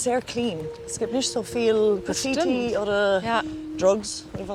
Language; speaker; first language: German; non-native, learner; English